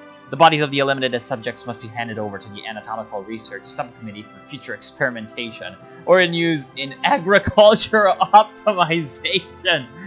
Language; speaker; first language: English; native; English